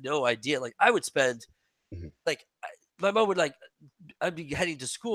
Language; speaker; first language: English; non-native, fluent; French